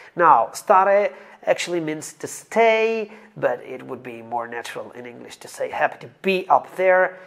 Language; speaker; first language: English; non-native, fluent; Italian